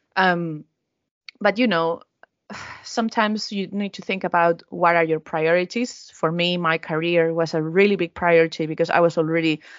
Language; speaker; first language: English; non-native, fluent; Spanish